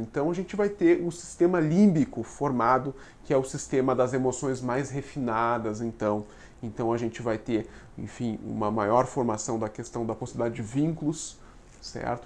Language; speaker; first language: Portuguese; native; Portuguese